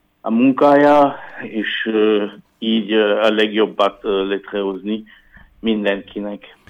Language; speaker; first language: Hungarian; non-native, learner; French